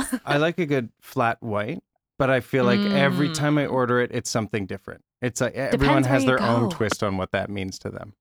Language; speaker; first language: English; native; English